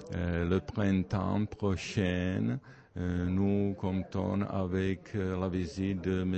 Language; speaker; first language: French; non-native, learner; Czech